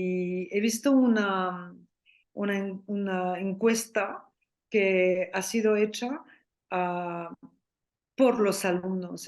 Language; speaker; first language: Spanish; non-native, fluent; French